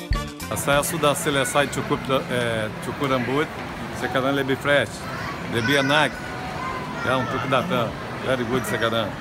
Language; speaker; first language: Indonesian; non-native, learner; Portuguese